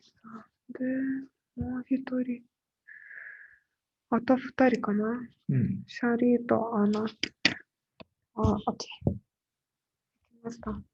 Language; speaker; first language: Japanese; non-native, fluent; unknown